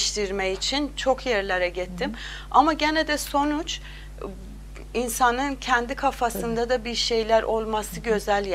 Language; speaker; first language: Turkish; non-native, learner; Azerbaijani